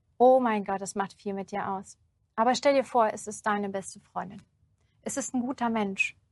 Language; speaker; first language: German; early bilingual, other home language; Russian